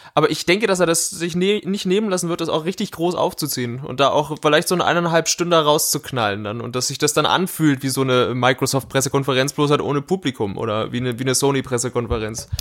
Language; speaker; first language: German; native; German